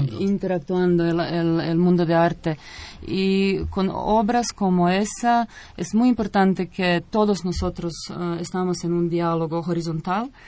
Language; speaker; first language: Spanish; non-native, fluent; Croatian